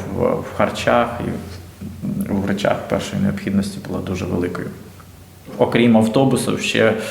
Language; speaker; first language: Ukrainian; native; Ukrainian